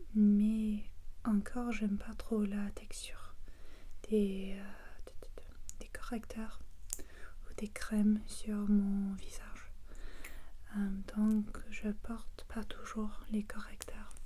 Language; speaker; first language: French; non-native, learner; English